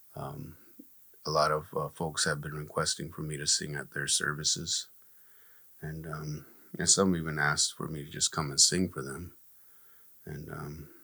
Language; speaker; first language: English; native; English